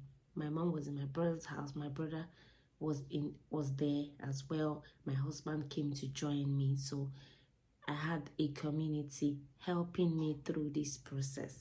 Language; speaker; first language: English; non-native, local second language; Yoruba